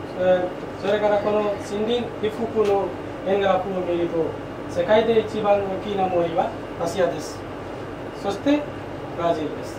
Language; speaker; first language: Japanese; non-native, learner; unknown